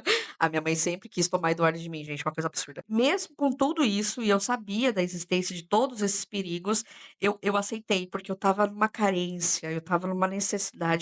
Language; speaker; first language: Portuguese; native; Portuguese